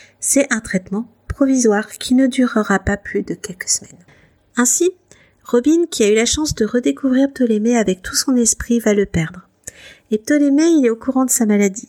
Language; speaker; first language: French; native; French